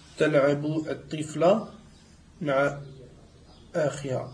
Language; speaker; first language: Arabic; non-native, learner; French